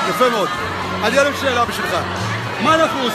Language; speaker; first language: Hebrew; non-native, fluent; English